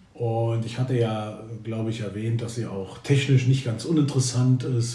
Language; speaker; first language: German; native; German